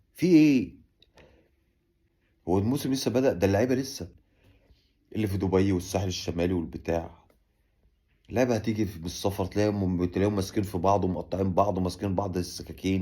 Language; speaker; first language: Arabic; native; Arabic